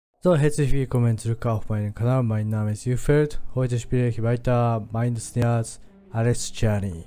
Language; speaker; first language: German; non-native, learner; Japanese